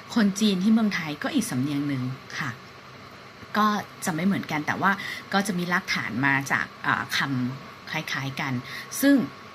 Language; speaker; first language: Thai; native; Thai